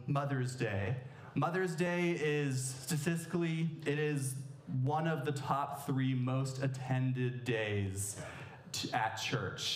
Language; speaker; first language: English; native; English